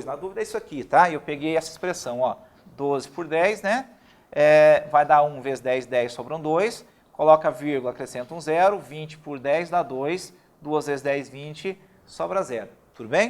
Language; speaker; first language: Portuguese; native; Portuguese